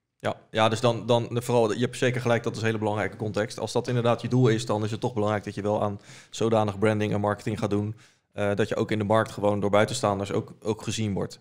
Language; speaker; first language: Dutch; native; Dutch